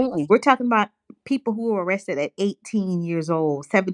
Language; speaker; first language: English; native; English